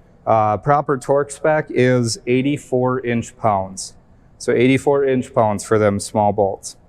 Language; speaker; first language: English; native; English